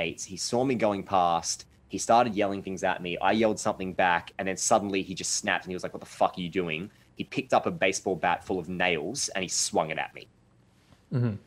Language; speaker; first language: English; native; English